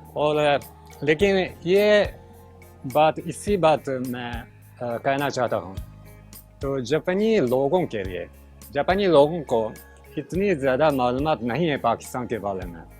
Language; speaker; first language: Hindi; non-native, learner; Japanese